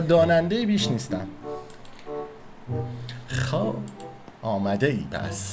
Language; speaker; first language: Persian; native; Persian